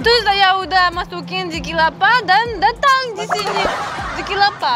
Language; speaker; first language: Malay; non-native, learner; Russian